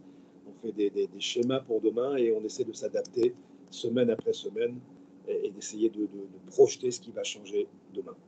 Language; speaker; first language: French; native; French